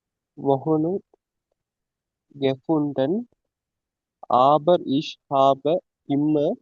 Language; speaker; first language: German; non-native, learner; Tamil